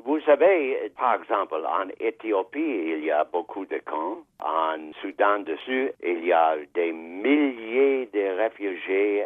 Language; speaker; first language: French; non-native, fluent; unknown